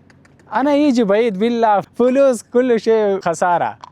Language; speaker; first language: Arabic; non-native, learner; Urdu